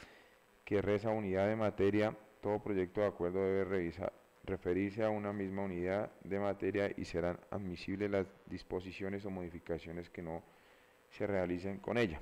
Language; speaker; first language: Spanish; native; Spanish